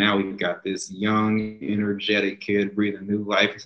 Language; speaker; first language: English; native; English